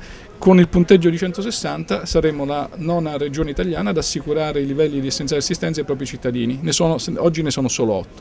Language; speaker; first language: Italian; native; Italian